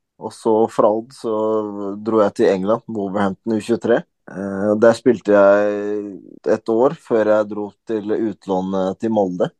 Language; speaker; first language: Norwegian; early bilingual, other home language; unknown